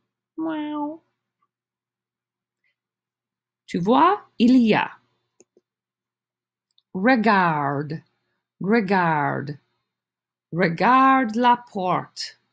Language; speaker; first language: French; non-native, fluent; English